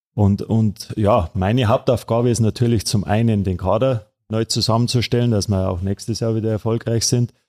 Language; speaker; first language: German; native; German